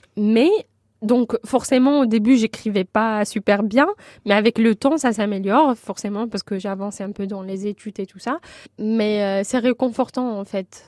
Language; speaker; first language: French; non-native, local second language; Arabic